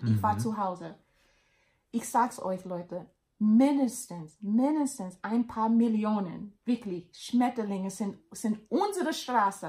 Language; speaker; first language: German; non-native, learner; English